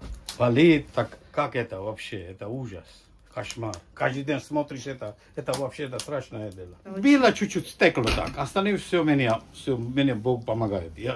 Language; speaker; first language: Russian; non-native, fluent; Georgian